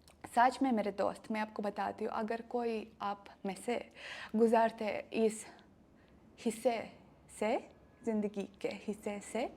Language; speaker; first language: Hindi; non-native, learner; Russian